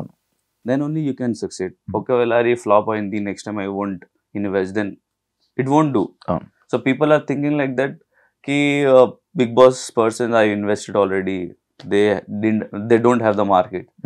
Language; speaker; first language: Telugu; non-native, learner; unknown